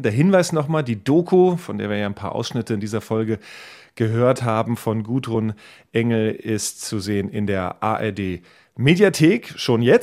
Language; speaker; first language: German; native; German